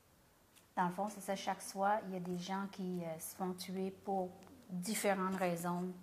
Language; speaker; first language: French; early bilingual, other home language; Khmer